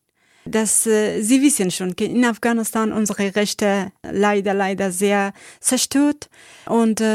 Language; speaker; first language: German; non-native, learner; Persian